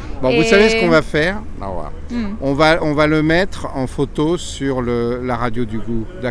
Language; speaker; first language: French; native; French